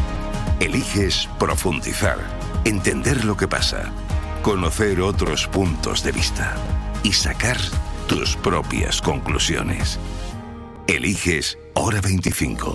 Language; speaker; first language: Spanish; native; Spanish